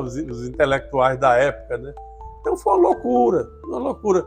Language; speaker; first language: Portuguese; native; Portuguese